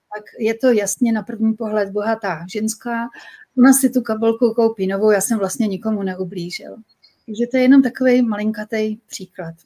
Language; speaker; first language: Czech; native; Czech